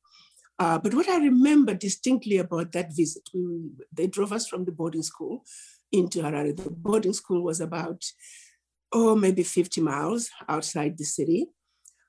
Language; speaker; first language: English; non-native, local second language; Shona